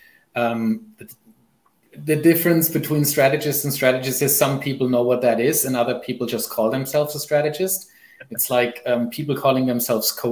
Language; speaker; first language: English; non-native, fluent; German